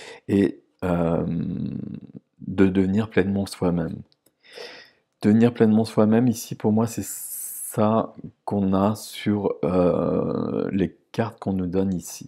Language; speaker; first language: French; native; French